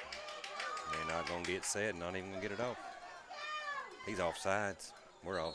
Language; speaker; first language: English; native; English